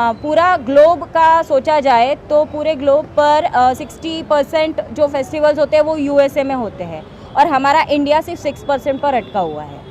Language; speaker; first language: Hindi; non-native, local second language; Marathi